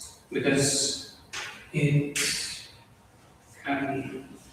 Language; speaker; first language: English; non-native, fluent; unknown